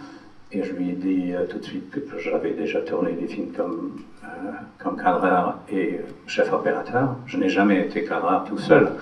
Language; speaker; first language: French; non-native, fluent; English